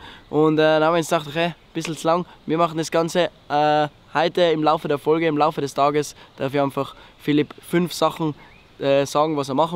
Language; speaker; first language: German; native; German